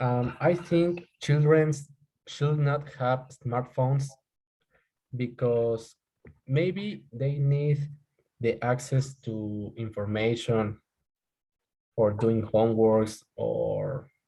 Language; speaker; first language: English; non-native, learner; Spanish